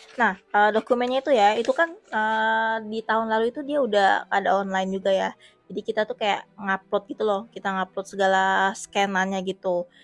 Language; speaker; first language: Indonesian; native; Indonesian